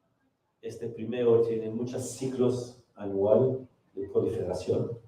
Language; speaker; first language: Spanish; non-native, fluent; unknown